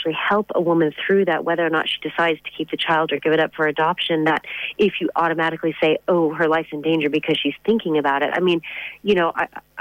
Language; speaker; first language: English; native; English